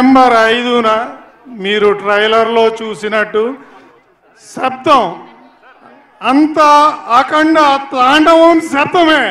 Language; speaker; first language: Telugu; native; Telugu